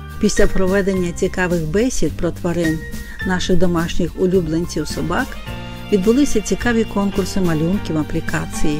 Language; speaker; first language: Ukrainian; native; Ukrainian